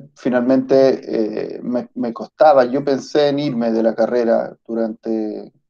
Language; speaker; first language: Spanish; early bilingual, other home language; Italian